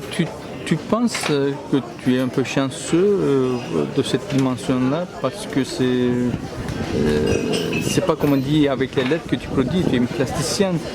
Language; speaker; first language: French; non-native, fluent; Turkish